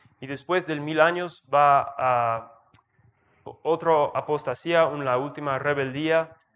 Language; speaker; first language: Spanish; non-native, learner; English